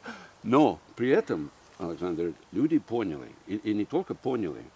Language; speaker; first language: Russian; early bilingual, heritage; English